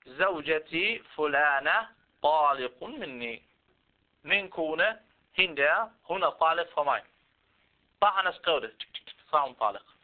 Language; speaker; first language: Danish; non-native, fluent; Arabic